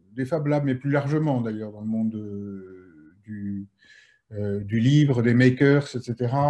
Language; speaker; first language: French; native; French